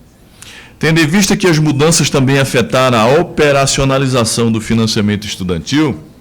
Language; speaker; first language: Portuguese; native; Portuguese